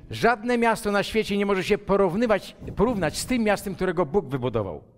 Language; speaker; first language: Polish; native; Polish